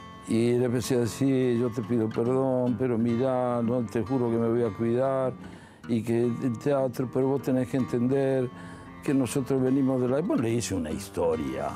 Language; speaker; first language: Spanish; early bilingual, other home language; Italian